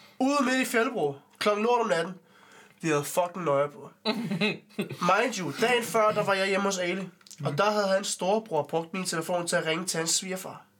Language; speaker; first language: Danish; early bilingual, other home language; Arabic